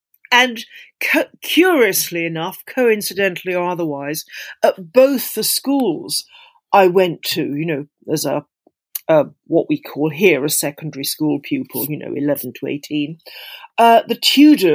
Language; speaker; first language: English; native; English